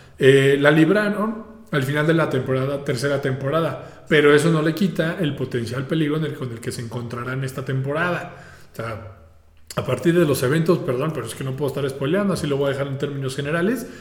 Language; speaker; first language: Spanish; native; Spanish